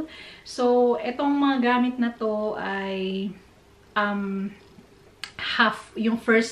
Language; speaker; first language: Filipino; native; Filipino